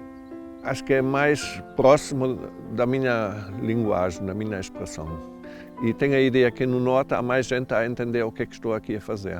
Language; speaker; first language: Portuguese; non-native, fluent; German